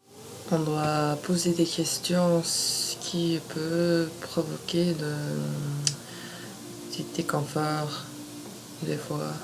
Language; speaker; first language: French; non-native, fluent; English